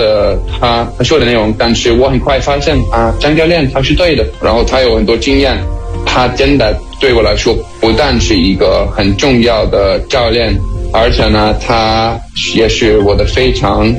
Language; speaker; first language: Chinese; non-native, fluent; Danish